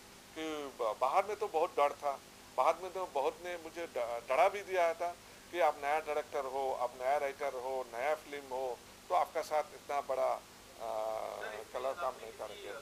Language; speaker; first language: Hindi; non-native, local second language; Assamese